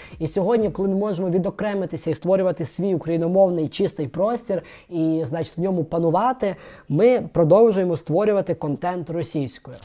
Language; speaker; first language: Ukrainian; non-native, local second language; Russian